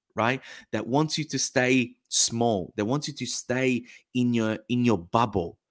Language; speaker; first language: English; early bilingual, other home language; Italian